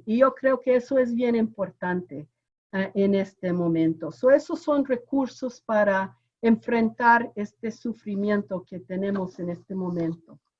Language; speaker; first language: Spanish; non-native, fluent; English